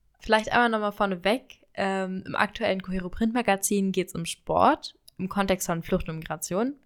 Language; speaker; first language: German; early bilingual, other home language; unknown